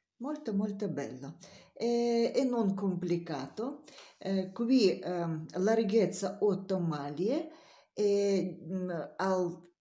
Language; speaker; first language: Italian; non-native, learner; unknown